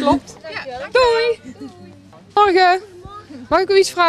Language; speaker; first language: Dutch; native; Dutch